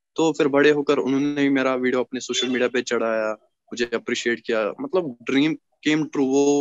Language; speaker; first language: Hindi; native; Hindi